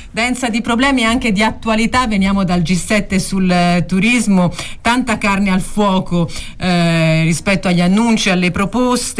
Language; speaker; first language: Italian; native; Italian